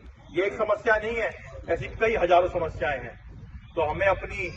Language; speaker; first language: Hindi; native; Hindi